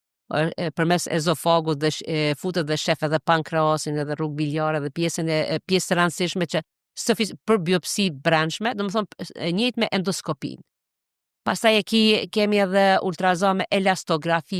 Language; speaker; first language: Albanian; native; Albanian